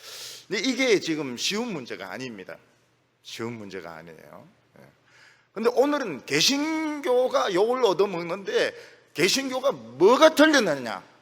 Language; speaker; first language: Korean; native; Korean